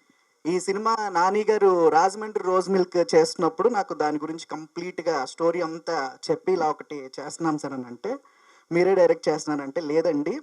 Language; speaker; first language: Telugu; native; Telugu